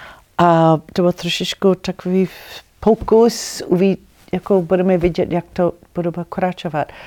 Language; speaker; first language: Czech; non-native, learner; English